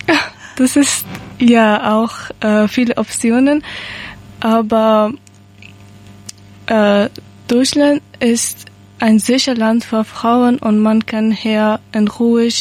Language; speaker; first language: German; non-native, learner; Persian